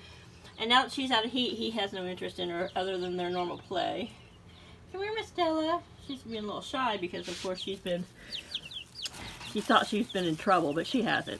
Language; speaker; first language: English; native; English